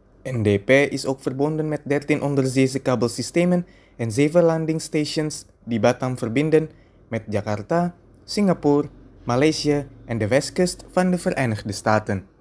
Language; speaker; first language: Dutch; non-native, fluent; Indonesian